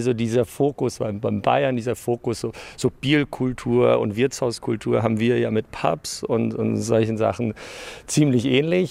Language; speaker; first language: German; non-native, fluent; English